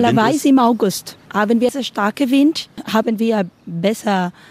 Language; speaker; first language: German; non-native, learner; Spanish